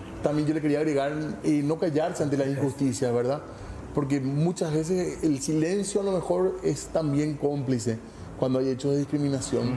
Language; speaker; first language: Spanish; native; Spanish